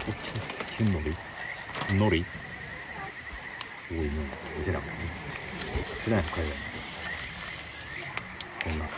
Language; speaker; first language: Japanese; native; Japanese